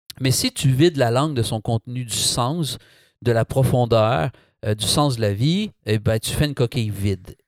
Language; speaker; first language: French; native; French